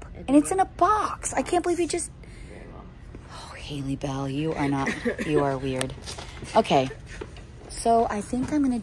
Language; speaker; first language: English; native; English